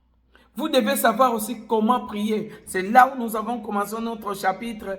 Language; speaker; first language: French; non-native, local second language; Lingala